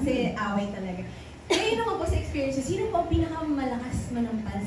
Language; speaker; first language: Filipino; native; Filipino